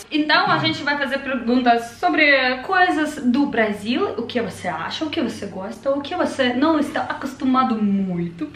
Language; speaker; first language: Portuguese; non-native, learner; Russian